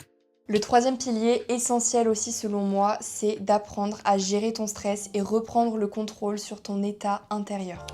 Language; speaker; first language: French; native; French